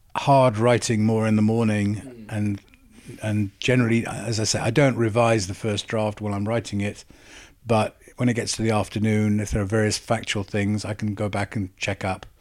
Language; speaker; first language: English; native; English